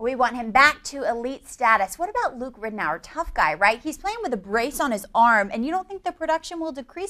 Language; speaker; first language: English; native; English